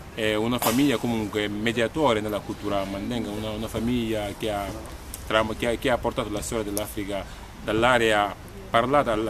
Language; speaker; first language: Italian; non-native, fluent; Mandingo